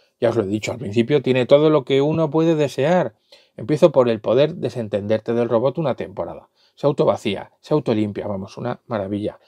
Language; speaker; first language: Spanish; native; Spanish